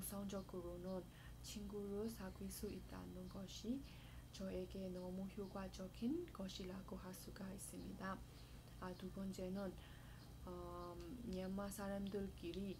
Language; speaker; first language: Korean; non-native, fluent; Burmese